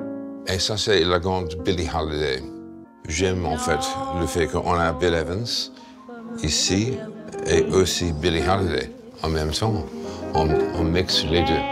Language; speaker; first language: French; non-native, fluent; English